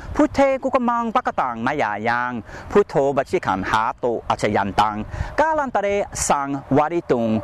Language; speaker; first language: Thai; non-native, fluent; English